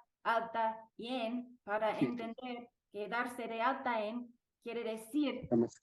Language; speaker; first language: Spanish; non-native, fluent; English